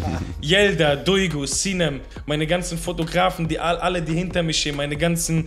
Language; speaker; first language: German; native; German